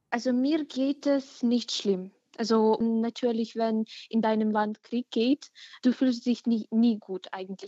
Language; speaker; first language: German; non-native, fluent; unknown